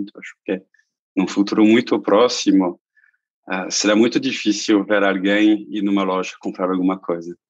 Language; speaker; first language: Portuguese; non-native, fluent; French